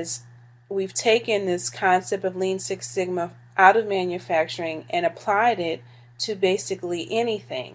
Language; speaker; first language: English; native; English